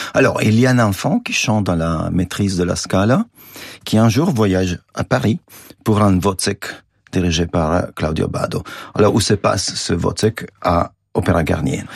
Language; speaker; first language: French; non-native, fluent; Italian